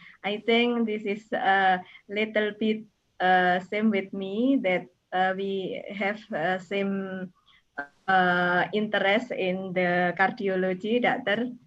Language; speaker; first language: English; non-native, learner; Indonesian